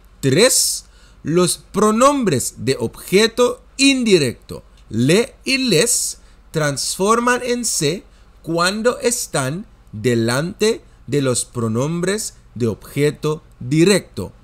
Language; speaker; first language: Spanish; non-native, fluent; Dutch